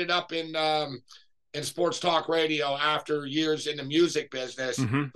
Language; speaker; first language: English; native; English